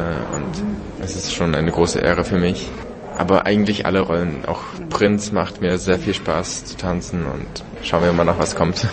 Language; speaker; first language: German; non-native, fluent; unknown